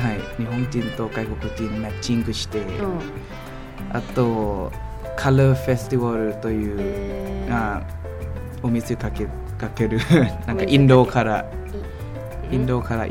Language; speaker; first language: Japanese; non-native, learner; Thai